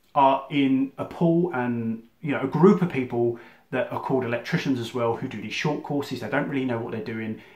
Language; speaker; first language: English; native; English